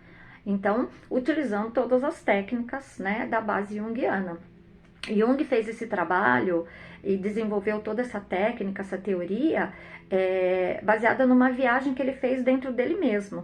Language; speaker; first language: Portuguese; native; Portuguese